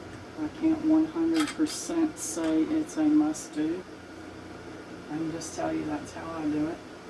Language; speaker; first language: English; native; English